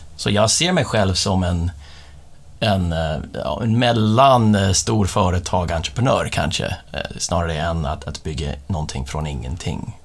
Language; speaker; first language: Swedish; non-native, fluent; English